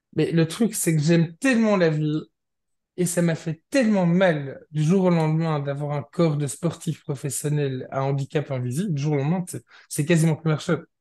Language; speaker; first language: French; native; French